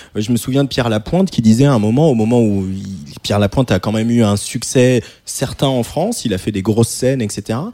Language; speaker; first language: French; native; French